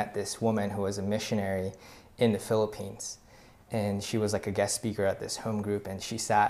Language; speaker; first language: English; early bilingual, other home language; Filipino